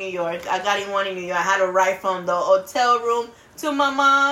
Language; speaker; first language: English; non-native, fluent; Spanish